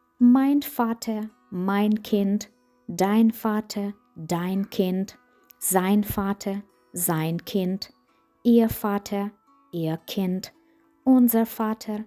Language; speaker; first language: German; non-native, fluent; Ukrainian